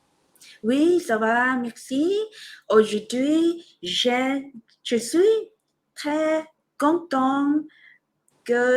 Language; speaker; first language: French; non-native, learner; Thai